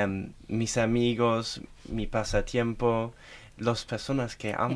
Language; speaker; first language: Spanish; non-native, fluent; German